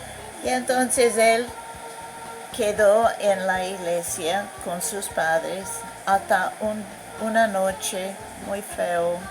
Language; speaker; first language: Spanish; non-native, fluent; English